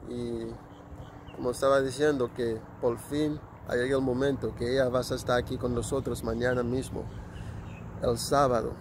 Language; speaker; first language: Spanish; non-native, local second language; Haitian Creole